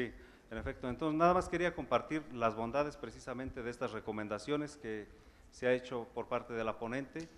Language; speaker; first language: Spanish; native; Spanish